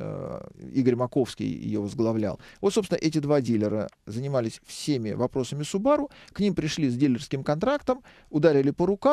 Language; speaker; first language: Russian; native; Russian